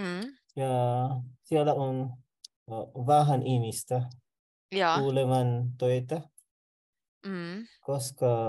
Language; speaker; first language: Finnish; non-native, learner; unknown